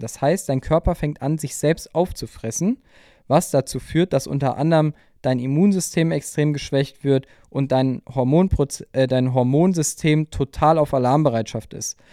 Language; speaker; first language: German; native; German